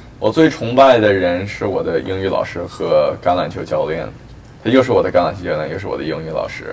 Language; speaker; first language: Chinese; early bilingual, heritage; Chinese